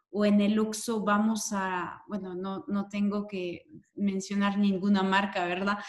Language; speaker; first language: Spanish; non-native, fluent; French